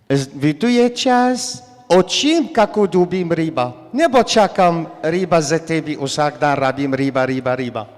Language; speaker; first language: Slovenian; non-native, learner; Arabic